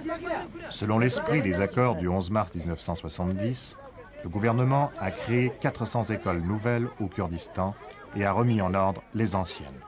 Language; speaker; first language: French; native; French